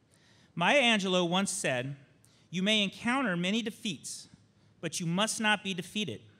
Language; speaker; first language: English; native; English